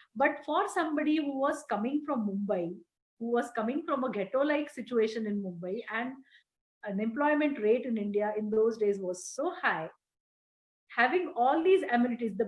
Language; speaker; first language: English; non-native, local second language; Marathi